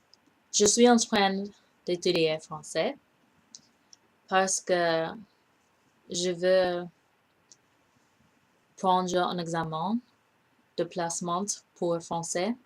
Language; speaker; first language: French; non-native, learner; English